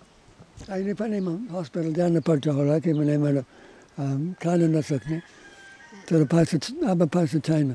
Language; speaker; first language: Nepali; non-native, learner; English